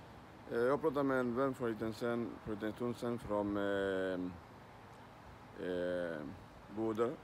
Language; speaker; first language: Swedish; non-native, learner; Spanish